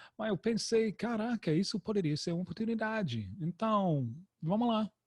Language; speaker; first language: Portuguese; non-native, fluent; English